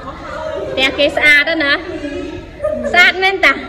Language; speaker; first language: Korean; non-native, fluent; Khmer